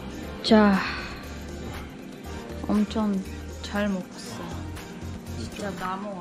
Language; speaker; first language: Korean; non-native, fluent; Russian